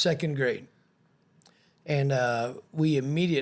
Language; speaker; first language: English; native; English